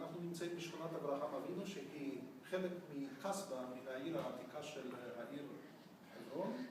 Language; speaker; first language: Hebrew; non-native, fluent; Russian